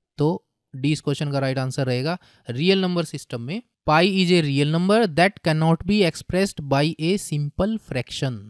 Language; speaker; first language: Hindi; native; Hindi